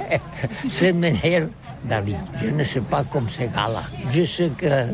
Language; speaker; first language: French; non-native, learner; Catalan